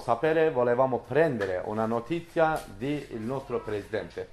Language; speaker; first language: Italian; non-native, learner; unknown